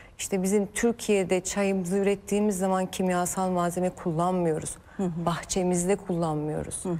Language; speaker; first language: Turkish; native; Turkish